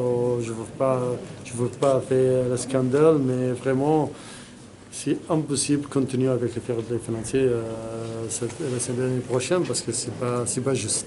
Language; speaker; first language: French; non-native, fluent; Arabic